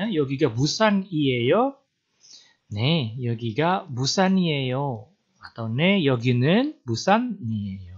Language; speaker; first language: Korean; non-native, fluent; Indonesian